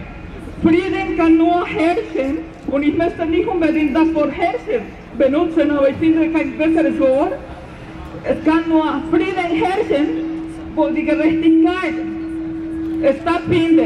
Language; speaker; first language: German; non-native, fluent; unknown